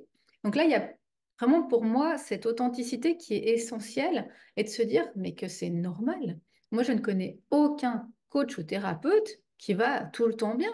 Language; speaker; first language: French; native; French